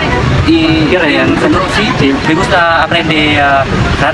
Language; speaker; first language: Spanish; non-native, learner; Vietnamese